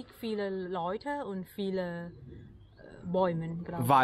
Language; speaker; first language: German; non-native, learner; Thai